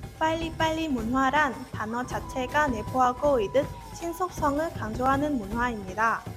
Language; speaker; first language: Korean; non-native, learner; Vietnamese